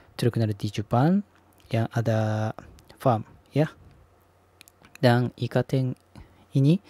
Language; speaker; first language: Indonesian; non-native, learner; Japanese